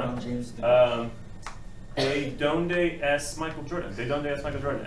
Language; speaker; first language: Spanish; non-native, fluent; English